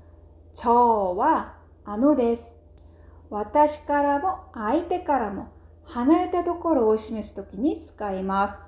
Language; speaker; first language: Japanese; non-native, fluent; Korean